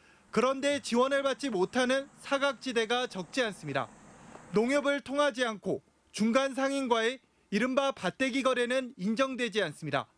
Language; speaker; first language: Korean; native; Korean